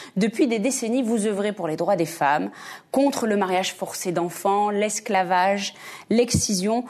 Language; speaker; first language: French; native; French